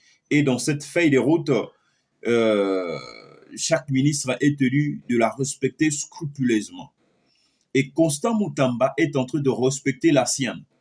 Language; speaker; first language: French; non-native, local second language; Lingala